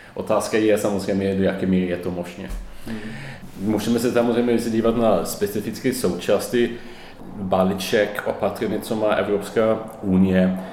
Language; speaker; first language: Czech; non-native, fluent; Swedish